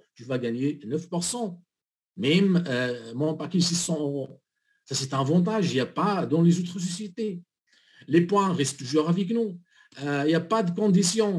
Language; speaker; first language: French; non-native, learner; Arabic